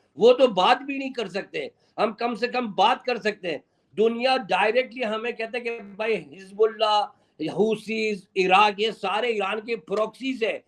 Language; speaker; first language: Urdu; non-native, fluent; Persian